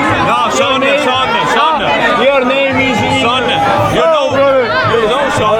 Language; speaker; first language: English; non-native, learner; Italian